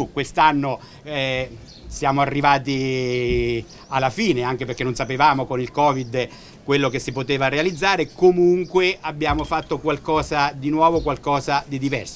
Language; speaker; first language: Italian; native; Italian